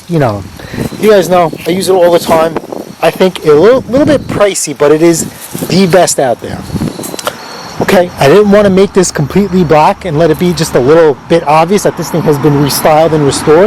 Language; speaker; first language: English; native; English